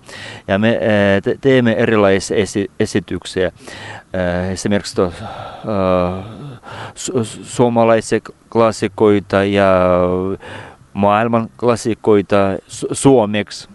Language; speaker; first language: Finnish; non-native, fluent; Russian